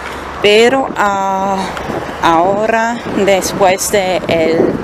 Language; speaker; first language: Spanish; non-native, fluent; German